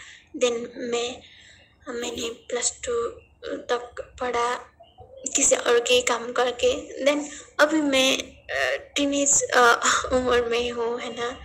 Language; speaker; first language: Hindi; non-native, learner; Nepali